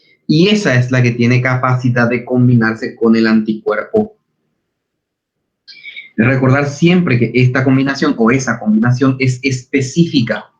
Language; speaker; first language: Spanish; native; Spanish